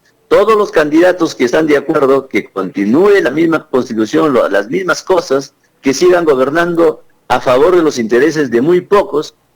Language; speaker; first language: Spanish; native; Spanish